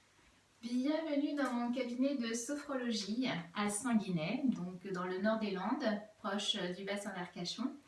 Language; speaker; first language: French; native; French